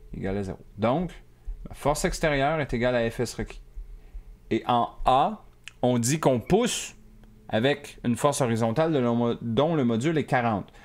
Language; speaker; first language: French; native; French